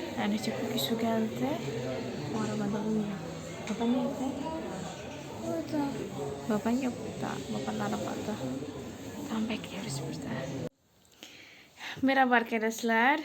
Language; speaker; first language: Turkish; non-native, fluent; Indonesian